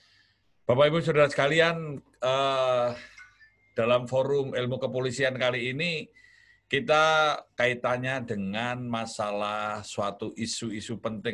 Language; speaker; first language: Indonesian; native; Indonesian